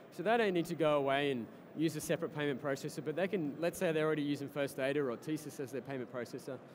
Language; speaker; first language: English; native; English